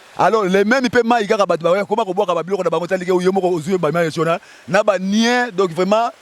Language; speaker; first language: Lingala; non-native, local second language; Kongo